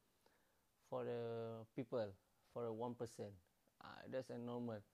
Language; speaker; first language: English; non-native, learner; Malay